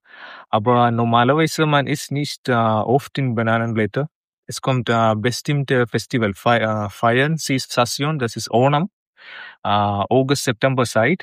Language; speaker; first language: German; non-native, learner; Malayalam